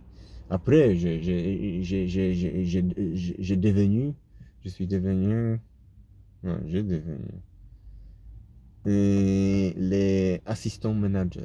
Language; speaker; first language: French; non-native, fluent; Polish